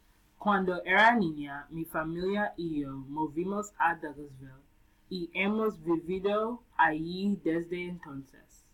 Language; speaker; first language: Spanish; non-native, learner; English